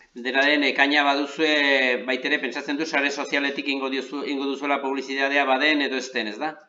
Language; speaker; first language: Basque; native; Basque